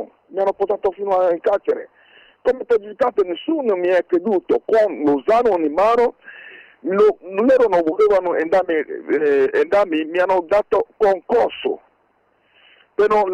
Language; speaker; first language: Italian; non-native, fluent; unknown